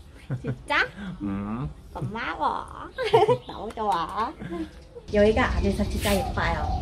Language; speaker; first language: Korean; non-native, learner; Vietnamese